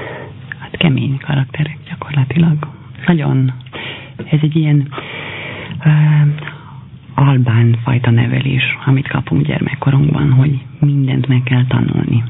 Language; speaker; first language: Hungarian; non-native, fluent; Albanian